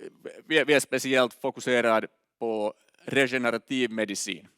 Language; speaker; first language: Swedish; non-native, learner; Finnish